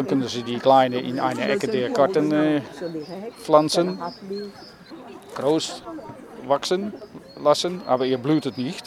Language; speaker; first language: German; non-native, learner; Dutch